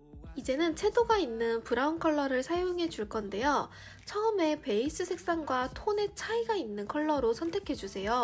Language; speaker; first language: Korean; native; Korean